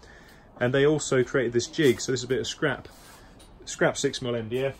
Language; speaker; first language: English; native; English